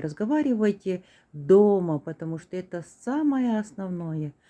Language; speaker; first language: Russian; non-native, local second language; Korean